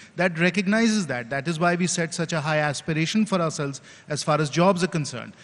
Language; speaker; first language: English; non-native, local second language; Hindi